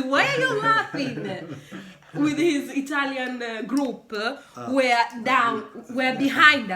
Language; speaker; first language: English; non-native, local second language; Swahili